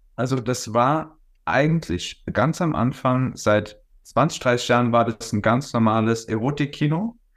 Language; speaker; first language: German; native; German